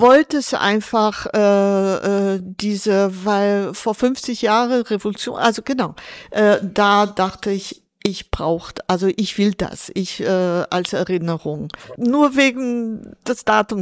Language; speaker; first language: German; non-native, fluent; Portuguese